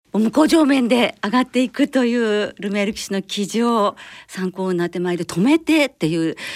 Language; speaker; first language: Japanese; native; Japanese